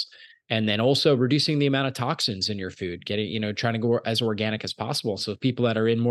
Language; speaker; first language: English; native; English